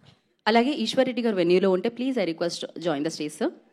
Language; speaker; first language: Telugu; native; Telugu